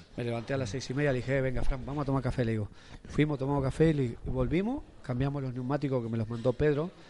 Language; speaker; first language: Spanish; native; Spanish